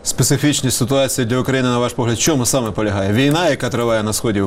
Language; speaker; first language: Ukrainian; native; Ukrainian